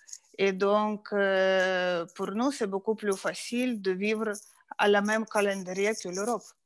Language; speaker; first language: French; non-native, fluent; Ukrainian